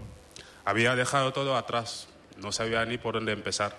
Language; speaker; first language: Spanish; non-native, fluent; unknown